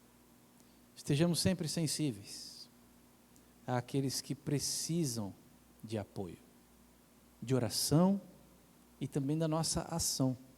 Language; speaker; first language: Portuguese; native; Portuguese